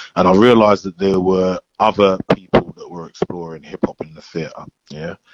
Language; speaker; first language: English; native; English